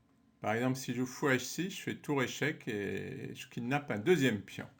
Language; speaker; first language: French; native; French